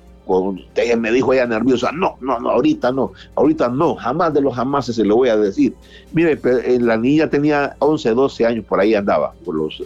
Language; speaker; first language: Spanish; native; Spanish